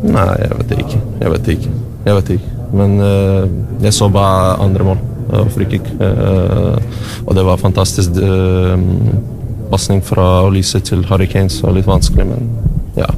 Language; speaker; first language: Norwegian; non-native, fluent; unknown